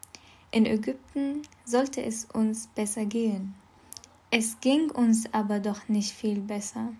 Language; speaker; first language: German; non-native, fluent; Arabic